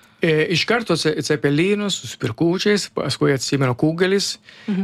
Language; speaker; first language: Lithuanian; non-native, learner; Italian